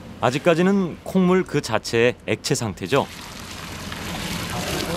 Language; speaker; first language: Korean; native; Korean